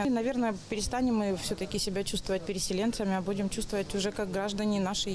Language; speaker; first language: Russian; native; Russian